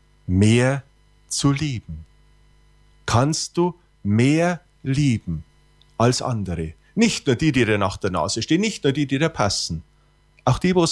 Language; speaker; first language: German; native; German